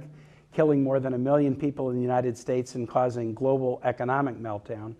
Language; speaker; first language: English; native; English